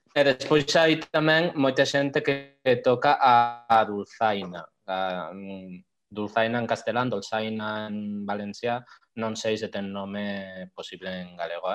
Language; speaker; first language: Galician; non-native, local second language; Spanish